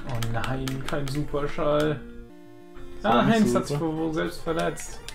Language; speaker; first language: German; native; German